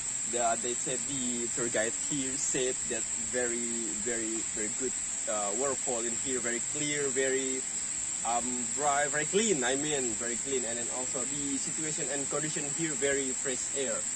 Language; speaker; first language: English; non-native, learner; Indonesian